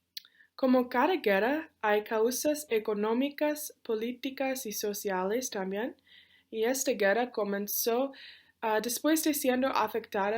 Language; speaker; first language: Spanish; non-native, learner; English